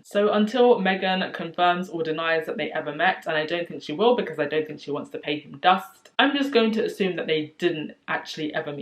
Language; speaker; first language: English; native; English